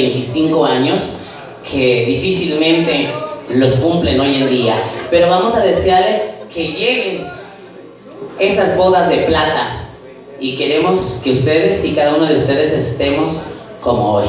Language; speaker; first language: Spanish; native; Spanish